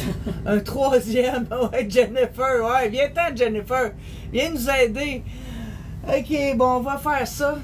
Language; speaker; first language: French; native; French